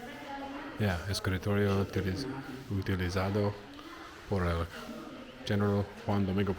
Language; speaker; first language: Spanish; non-native, learner; English